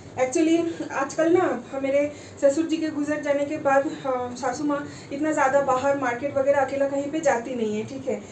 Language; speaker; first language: Hindi; non-native, local second language; Bangla